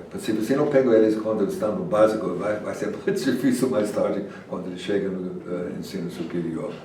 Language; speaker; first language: Portuguese; non-native, fluent; English